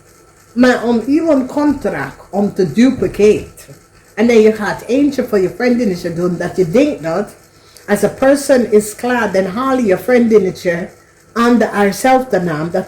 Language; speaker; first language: Dutch; non-native, learner; English